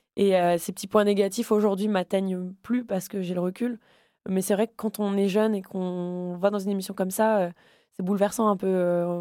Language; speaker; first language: French; native; French